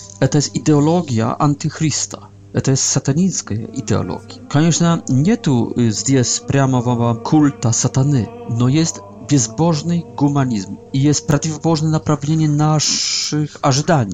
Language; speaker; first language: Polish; non-native, learner; Russian